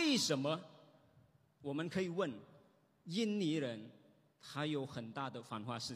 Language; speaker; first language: Chinese; non-native, fluent; Indonesian